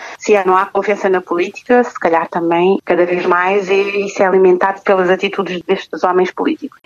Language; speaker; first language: Portuguese; non-native, local second language; Kabuverdianu